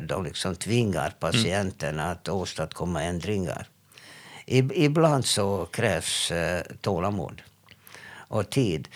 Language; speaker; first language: Swedish; non-native, fluent; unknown